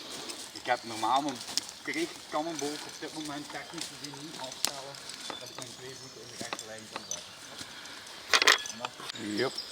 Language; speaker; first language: Dutch; non-native, local second language; French